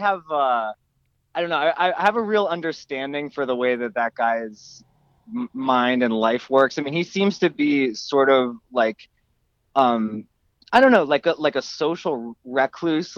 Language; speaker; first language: English; native; English